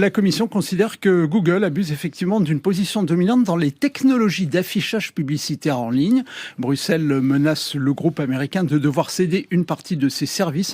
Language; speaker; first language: French; native; French